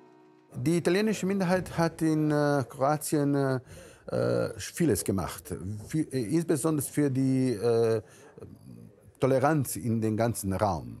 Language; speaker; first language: German; non-native, fluent; Croatian